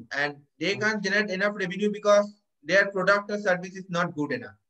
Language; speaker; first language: English; non-native, local second language; Bangla